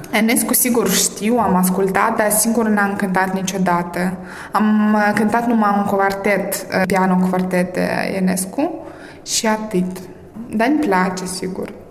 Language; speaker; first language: Romanian; early bilingual, heritage; Romanian